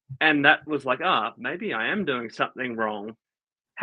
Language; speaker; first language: English; native; English